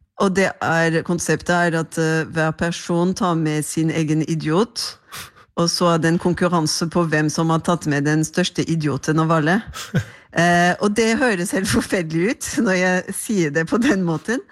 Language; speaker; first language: Norwegian; non-native, fluent; French